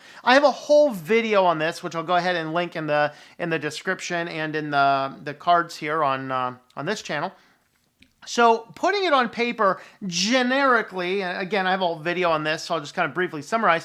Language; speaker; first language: English; native; English